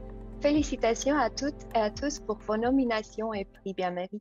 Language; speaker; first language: French; non-native, fluent; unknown